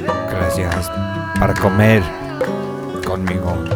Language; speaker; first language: Spanish; early bilingual, other home language; English